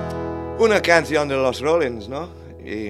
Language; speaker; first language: Spanish; non-native, learner; English